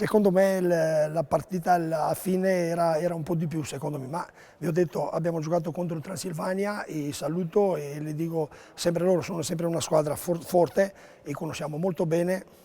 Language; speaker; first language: Italian; non-native, learner; Romanian